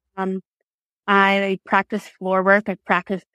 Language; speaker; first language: English; native; English